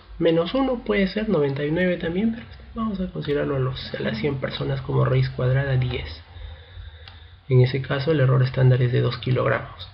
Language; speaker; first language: Spanish; native; Spanish